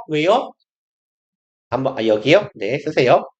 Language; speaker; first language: Korean; native; Korean